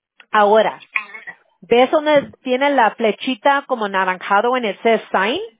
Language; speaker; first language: Spanish; early bilingual, heritage; Spanish